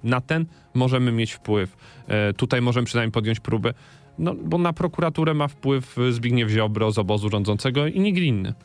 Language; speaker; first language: Polish; native; Polish